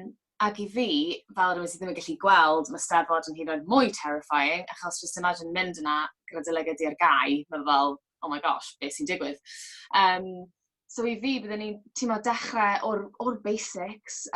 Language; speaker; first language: Welsh; native; Welsh